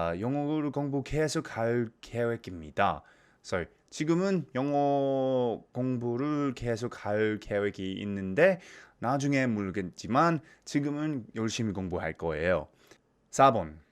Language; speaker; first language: Korean; non-native, learner; English